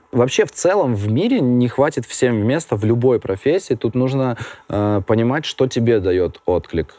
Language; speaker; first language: Russian; native; Russian